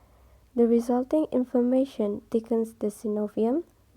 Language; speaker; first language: English; non-native, local second language; Malay